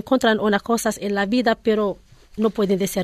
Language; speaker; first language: Spanish; non-native, learner; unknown